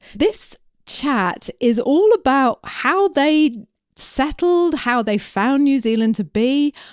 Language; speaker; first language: English; native; English